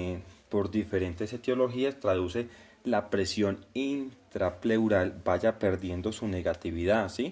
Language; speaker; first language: Spanish; native; Spanish